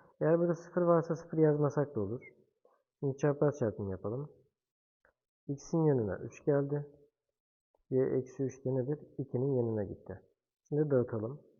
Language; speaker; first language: Turkish; native; Turkish